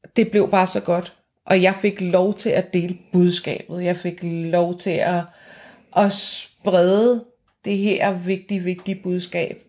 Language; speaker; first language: Danish; non-native, fluent; Persian